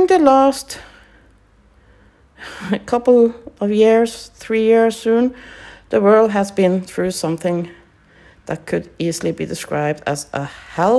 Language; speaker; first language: English; non-native, fluent; Norwegian